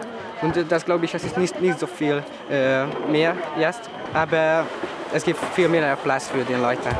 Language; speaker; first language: German; non-native, learner; Hungarian